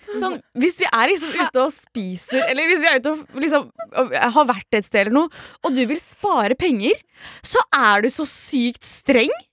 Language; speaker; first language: Norwegian; early bilingual, other home language; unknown